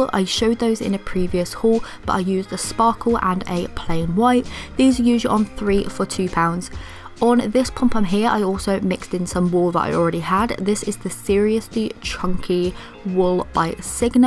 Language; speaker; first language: English; native; English